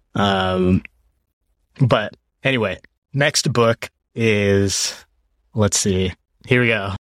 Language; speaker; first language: English; early bilingual, other home language; Japanese